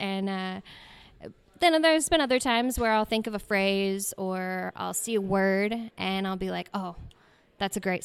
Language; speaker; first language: English; native; English